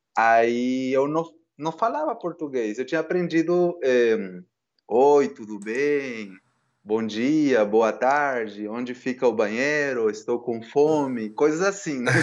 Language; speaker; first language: Portuguese; non-native, fluent; Spanish